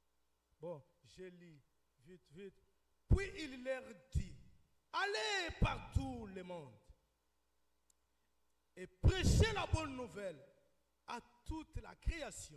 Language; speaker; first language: French; non-native, local second language; Lingala